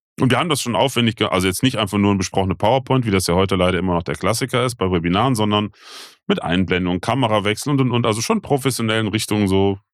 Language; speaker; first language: German; native; German